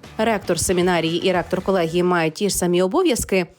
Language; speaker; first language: Ukrainian; native; Ukrainian